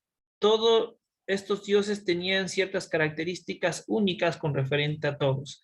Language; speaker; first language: Spanish; native; Spanish